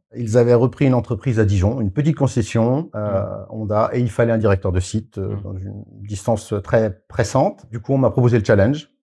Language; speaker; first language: French; native; French